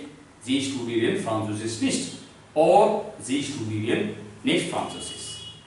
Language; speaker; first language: German; non-native, learner; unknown